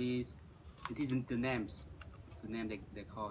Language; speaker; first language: English; non-native, learner; Vietnamese